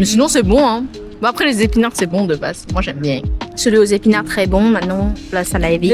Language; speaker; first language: French; native; French